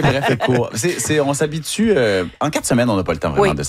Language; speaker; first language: French; native; French